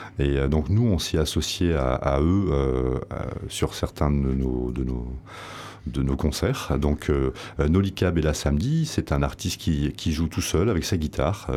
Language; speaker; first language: French; native; French